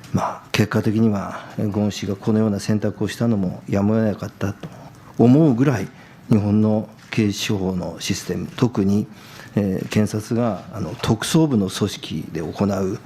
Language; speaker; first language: Japanese; native; Japanese